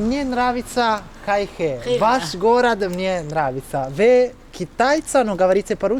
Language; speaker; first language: Russian; non-native, learner; Italian